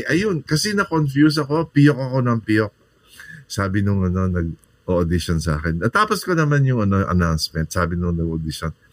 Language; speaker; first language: Filipino; native; Filipino